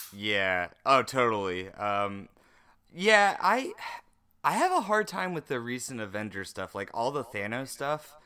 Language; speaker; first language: English; native; English